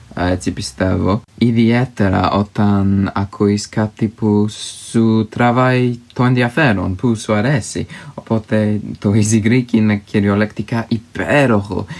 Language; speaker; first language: Greek; non-native, learner; English